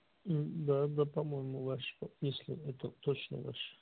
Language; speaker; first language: Russian; non-native, learner; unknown